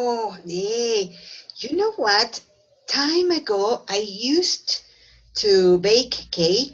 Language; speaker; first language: English; non-native, fluent; Spanish